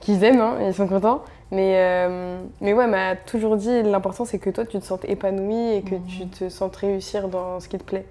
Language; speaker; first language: French; early bilingual, other home language; Arabic